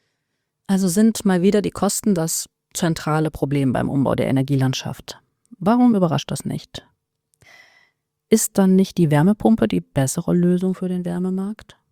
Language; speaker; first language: German; native; German